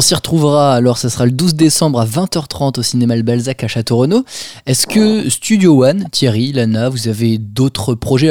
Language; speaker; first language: French; native; French